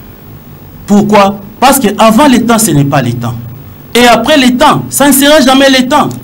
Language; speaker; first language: French; non-native, local second language; Lingala